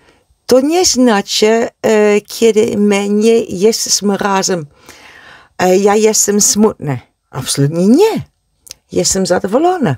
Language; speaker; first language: Polish; non-native, learner; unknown